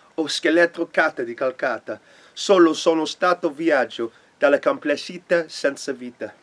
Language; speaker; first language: Italian; non-native, learner; English